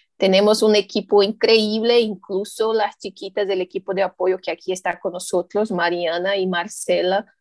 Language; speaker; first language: Spanish; non-native, fluent; Portuguese